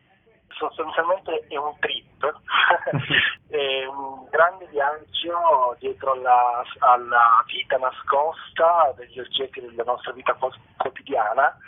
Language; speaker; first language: Italian; native; Italian